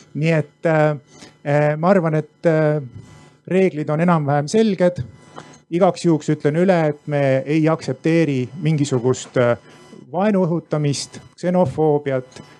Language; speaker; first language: Estonian; native; Estonian